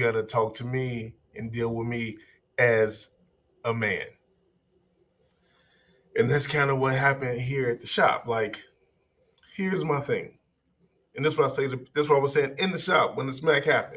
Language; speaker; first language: English; native; English